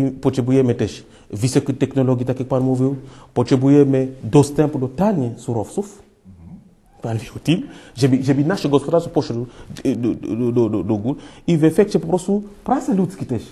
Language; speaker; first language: Polish; non-native, fluent; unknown